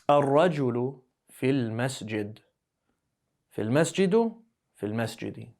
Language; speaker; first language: Arabic; non-native, fluent; English